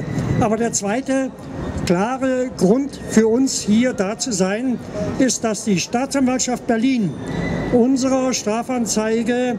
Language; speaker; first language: German; native; German